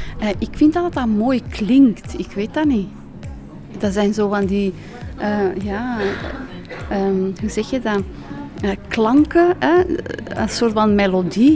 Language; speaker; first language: Dutch; non-native, fluent; Albanian